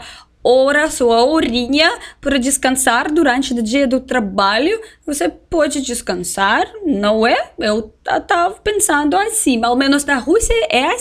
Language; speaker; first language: Portuguese; non-native, fluent; Russian